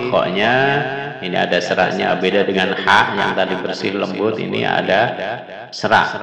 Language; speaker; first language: Indonesian; native; Indonesian